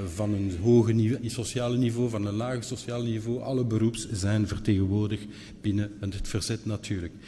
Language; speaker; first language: Dutch; non-native, local second language; French